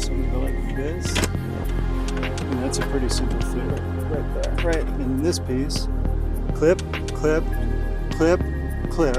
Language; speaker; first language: English; native; English